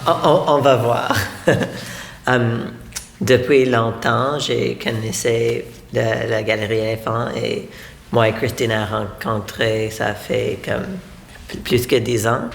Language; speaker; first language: French; non-native, local second language; English